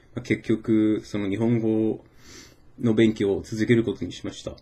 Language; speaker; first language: Japanese; non-native, fluent; English